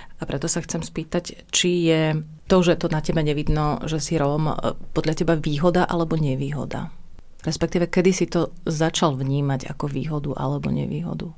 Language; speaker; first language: Slovak; native; Slovak